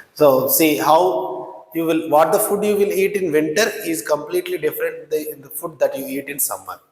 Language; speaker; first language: English; non-native, local second language; Telugu